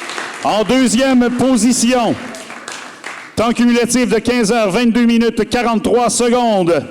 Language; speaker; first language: French; native; French